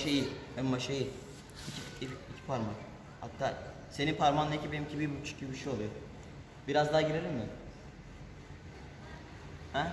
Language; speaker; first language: Turkish; native; Turkish